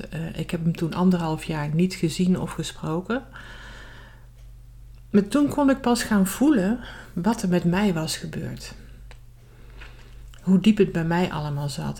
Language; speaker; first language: Dutch; native; Dutch